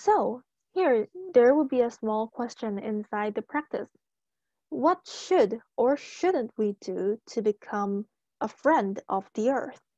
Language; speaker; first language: English; non-native, local second language; Chinese